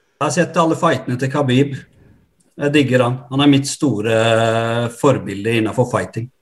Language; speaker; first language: Norwegian; early bilingual, other home language; Arabic